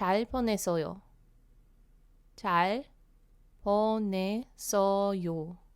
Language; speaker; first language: Korean; non-native, fluent; English